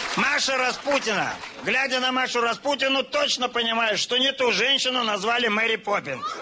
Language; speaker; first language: Russian; native; Russian